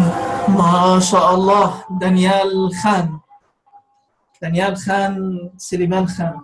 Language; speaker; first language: Arabic; non-native, fluent; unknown